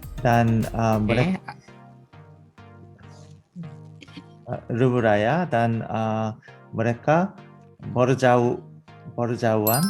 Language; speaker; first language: Indonesian; non-native, learner; Korean